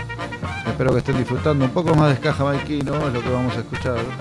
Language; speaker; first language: Spanish; native; Spanish